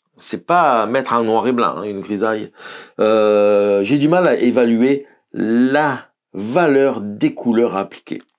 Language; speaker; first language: French; native; French